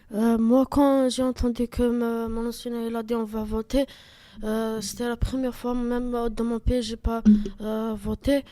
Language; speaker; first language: French; non-native, learner; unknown